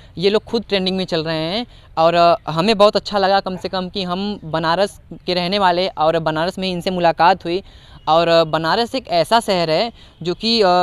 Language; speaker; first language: Hindi; native; Hindi